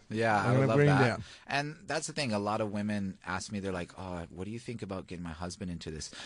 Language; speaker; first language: English; native; English